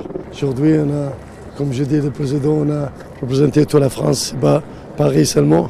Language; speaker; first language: French; non-native, learner; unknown